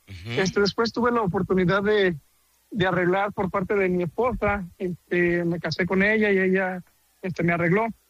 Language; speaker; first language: Spanish; native; Spanish